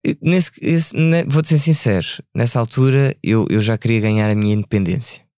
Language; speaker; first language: Portuguese; early bilingual, other home language; French